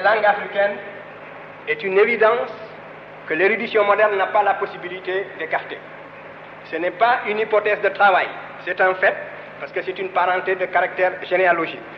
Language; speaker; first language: French; non-native, local second language; Wolof